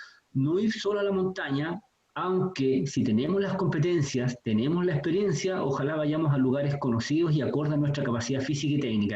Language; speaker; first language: Spanish; native; Spanish